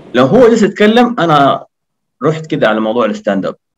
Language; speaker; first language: Arabic; early bilingual, other home language; Indonesian